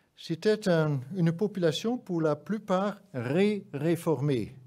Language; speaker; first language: French; non-native, fluent; Dutch